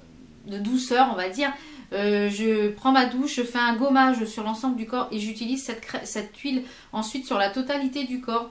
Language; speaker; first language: French; native; French